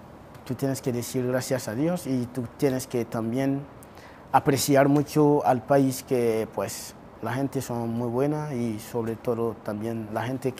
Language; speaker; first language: Spanish; non-native, fluent; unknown